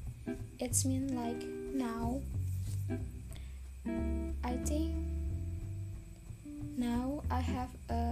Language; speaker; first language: English; non-native, learner; Indonesian